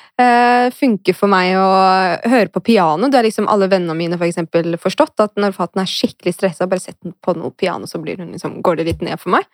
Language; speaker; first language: Norwegian; early bilingual, other home language; Arabic